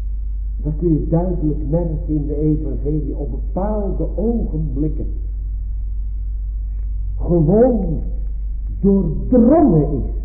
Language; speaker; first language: Dutch; native; Dutch